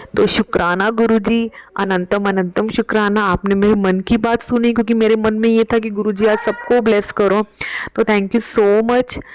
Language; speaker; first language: Hindi; native; Hindi